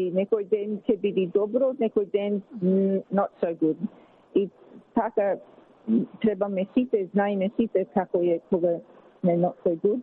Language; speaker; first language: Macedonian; early bilingual, heritage; Macedonian